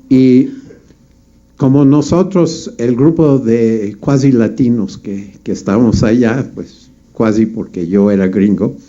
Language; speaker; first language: Spanish; non-native, fluent; English